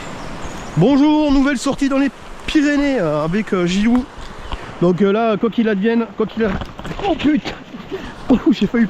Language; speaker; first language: French; native; French